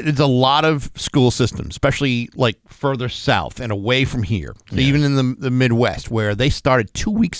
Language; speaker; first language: English; native; English